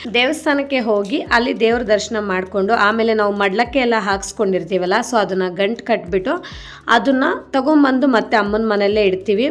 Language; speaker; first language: Kannada; non-native, local second language; Telugu